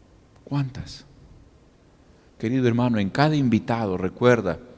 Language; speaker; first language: Spanish; native; Spanish